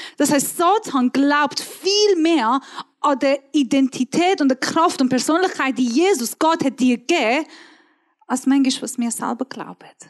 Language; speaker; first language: German; non-native, fluent; Persian